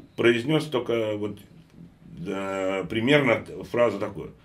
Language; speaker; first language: Russian; native; Russian